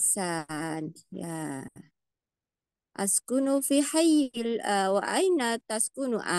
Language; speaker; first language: Arabic; non-native, fluent; Indonesian